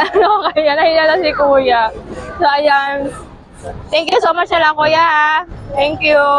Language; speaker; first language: Filipino; non-native, local second language; Cebuano